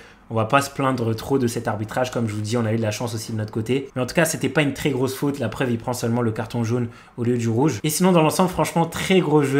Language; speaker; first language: French; native; French